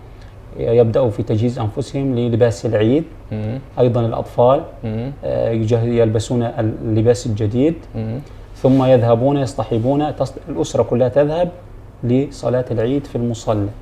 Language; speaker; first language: Arabic; native; Arabic